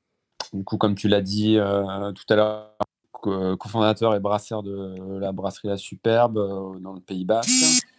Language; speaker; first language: French; native; French